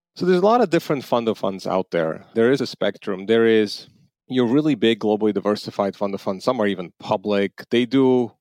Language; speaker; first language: English; non-native, fluent; Armenian